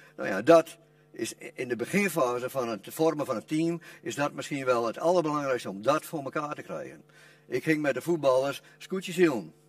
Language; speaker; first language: Dutch; non-native, local second language; Western Frisian